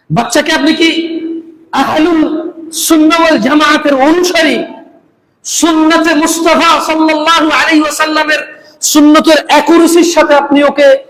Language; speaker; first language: Bangla; early bilingual, heritage; Bangla